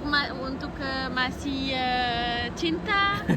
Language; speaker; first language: Indonesian; non-native, learner; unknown